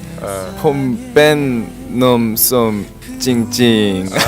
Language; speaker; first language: Thai; non-native, learner; Korean